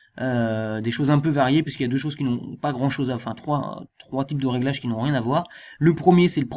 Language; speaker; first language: French; native; French